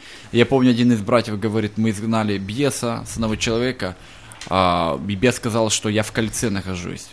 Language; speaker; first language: Russian; native; Russian